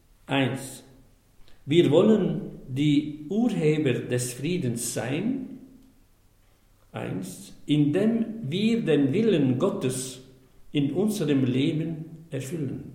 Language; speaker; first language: German; non-native, fluent; Arabic